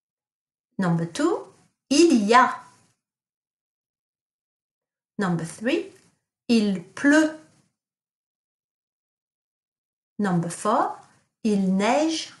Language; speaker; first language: French; non-native, fluent; English